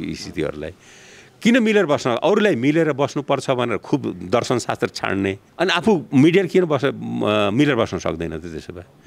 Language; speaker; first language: Nepali; non-native, local second language; Bhojpuri